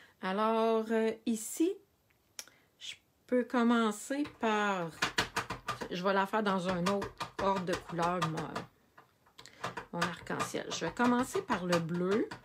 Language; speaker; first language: French; native; French